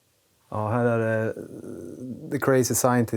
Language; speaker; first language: Swedish; native; Swedish